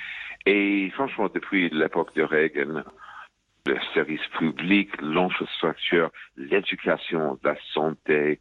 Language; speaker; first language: French; non-native, fluent; English